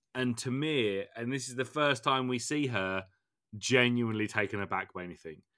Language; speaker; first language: English; native; English